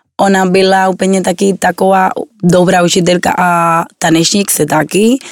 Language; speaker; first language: Czech; non-native, learner; Spanish